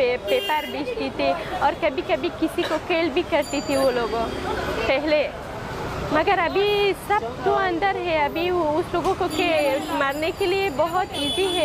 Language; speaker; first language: Hindi; non-native, learner; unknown